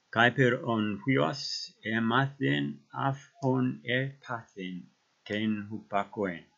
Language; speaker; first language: Greek; non-native, learner; English